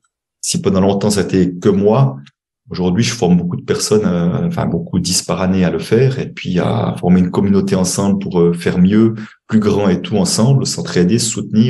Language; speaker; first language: French; native; French